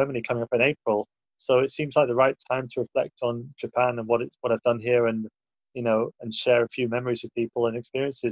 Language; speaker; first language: English; native; English